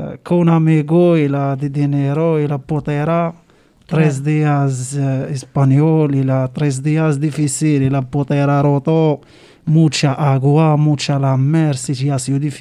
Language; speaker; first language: Spanish; non-native, learner; Arabic